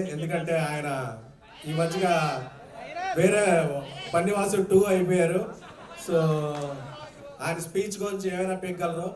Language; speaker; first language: Telugu; native; Telugu